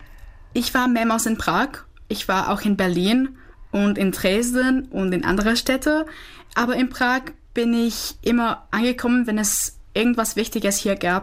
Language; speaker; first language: German; non-native, fluent; Czech